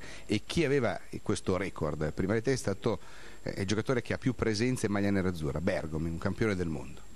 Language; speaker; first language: Italian; native; Italian